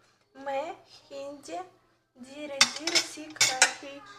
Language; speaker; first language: Hindi; non-native, learner; Russian